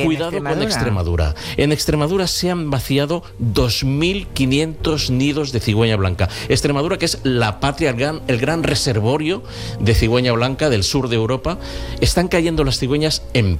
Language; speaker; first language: Spanish; native; Spanish